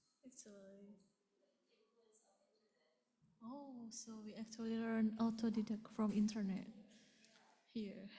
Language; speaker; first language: English; non-native, learner; Indonesian